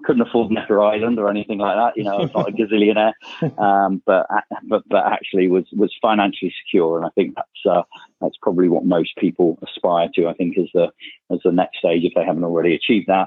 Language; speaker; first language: English; native; English